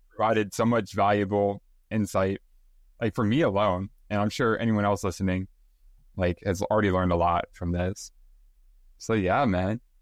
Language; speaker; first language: English; native; English